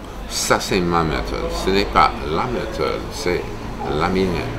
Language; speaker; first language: French; non-native, fluent; English